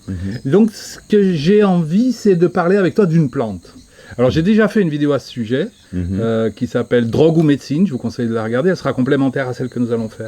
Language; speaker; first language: French; native; French